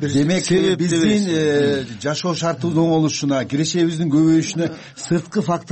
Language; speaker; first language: Kyrgyz; native; Kyrgyz